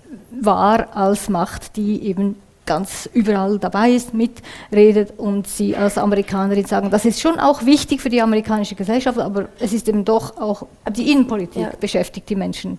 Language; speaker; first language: German; native; German